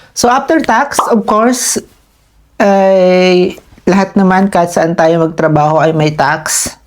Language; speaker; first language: Filipino; native; Filipino